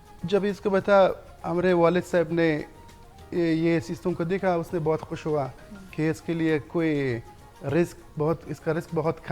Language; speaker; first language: Hindi; non-native, learner; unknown